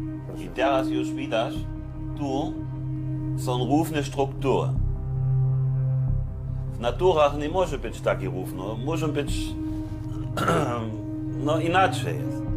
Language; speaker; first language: Polish; non-native, fluent; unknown